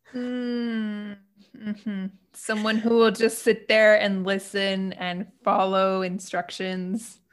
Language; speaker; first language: English; native; English